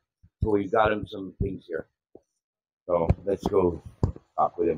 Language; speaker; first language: English; native; English